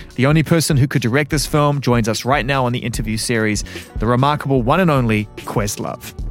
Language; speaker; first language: English; native; English